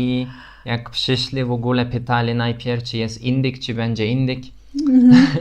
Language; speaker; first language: Polish; non-native, learner; Turkish